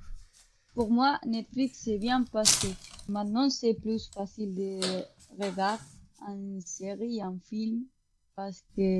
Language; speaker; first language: French; non-native, learner; Spanish